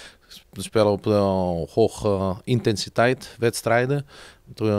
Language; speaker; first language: Dutch; non-native, fluent; Greek